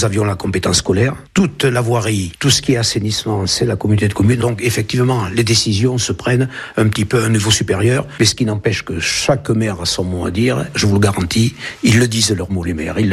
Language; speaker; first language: French; native; French